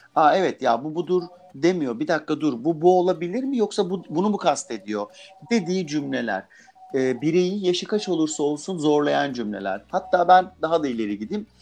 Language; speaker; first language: Turkish; native; Turkish